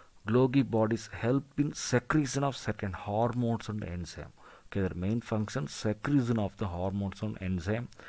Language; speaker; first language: English; non-native, local second language; Tamil